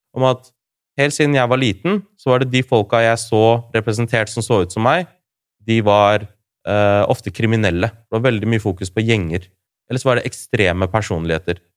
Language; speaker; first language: Norwegian; early bilingual, other home language; Urdu